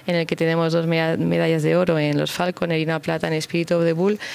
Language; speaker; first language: Spanish; native; Spanish